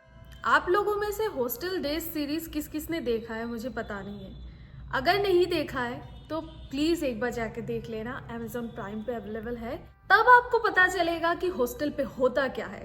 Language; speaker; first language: Hindi; native; Hindi